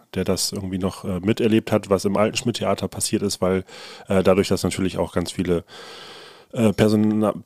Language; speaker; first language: German; native; German